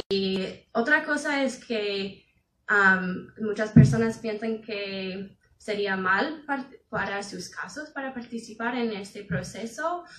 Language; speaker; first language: Spanish; non-native, fluent; English